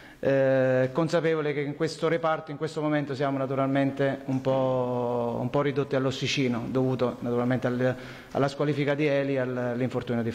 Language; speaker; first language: Italian; native; Italian